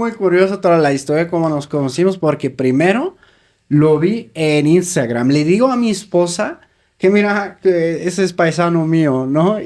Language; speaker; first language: Spanish; native; Spanish